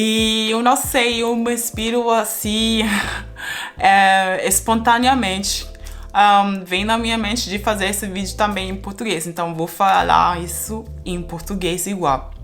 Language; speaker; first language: Portuguese; non-native, fluent; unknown